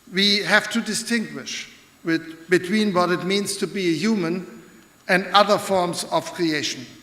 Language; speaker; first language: English; non-native, fluent; German